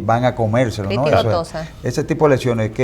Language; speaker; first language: Spanish; native; Spanish